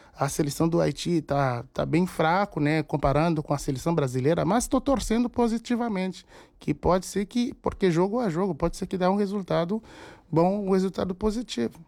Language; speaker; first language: Portuguese; non-native, fluent; Haitian Creole